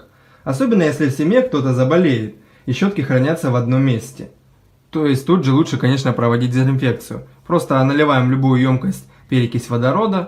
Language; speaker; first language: Russian; native; Russian